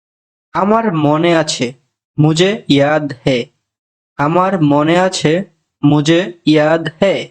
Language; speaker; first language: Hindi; non-native, fluent; Bangla